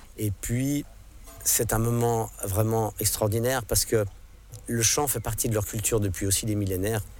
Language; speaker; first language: French; non-native, local second language; English